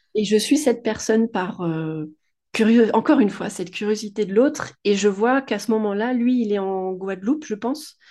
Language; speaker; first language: French; native; French